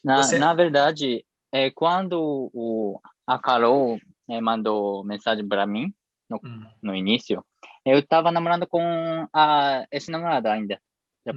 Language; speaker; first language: Portuguese; non-native, fluent; Japanese